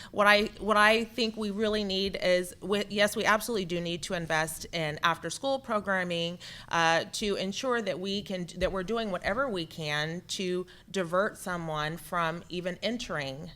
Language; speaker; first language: English; native; English